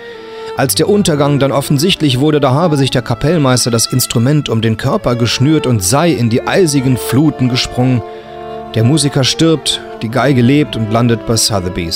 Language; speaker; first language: German; native; German